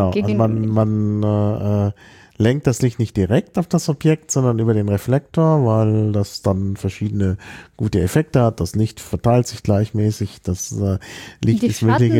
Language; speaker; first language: German; native; German